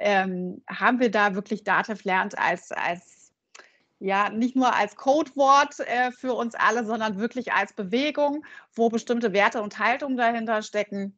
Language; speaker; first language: German; native; German